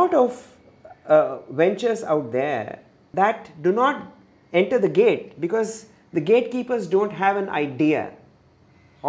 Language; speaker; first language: English; non-native, local second language; Malayalam